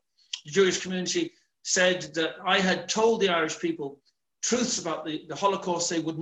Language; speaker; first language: English; native; English